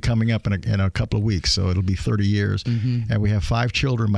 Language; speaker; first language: English; native; English